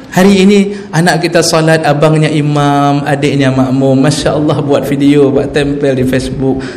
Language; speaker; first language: Malay; non-native, local second language; Achinese